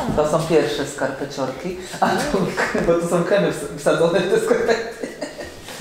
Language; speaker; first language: Polish; native; Polish